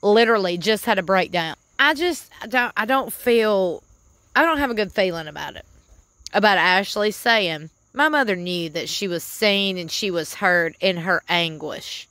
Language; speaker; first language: English; native; English